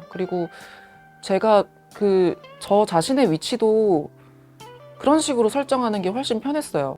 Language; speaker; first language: Korean; native; Korean